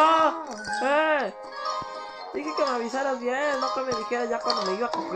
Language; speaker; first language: Spanish; native; Spanish